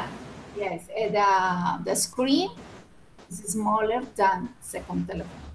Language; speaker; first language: English; non-native, learner; Spanish